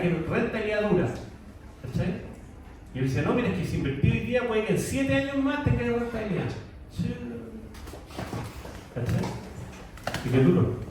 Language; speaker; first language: Spanish; native; Spanish